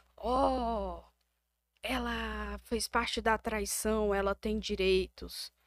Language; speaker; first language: Portuguese; native; Portuguese